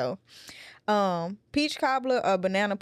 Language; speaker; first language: English; native; English